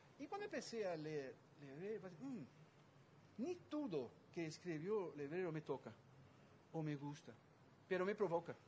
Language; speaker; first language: Spanish; non-native, fluent; Dutch